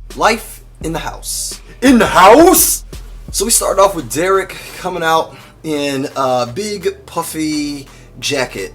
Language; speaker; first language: English; native; English